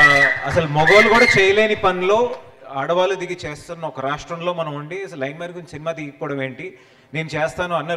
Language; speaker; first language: Telugu; native; Telugu